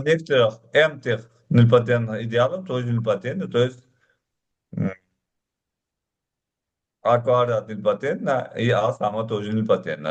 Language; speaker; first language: Russian; non-native, local second language; Uzbek